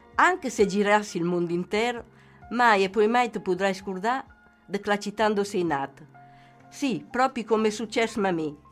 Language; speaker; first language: Italian; native; Italian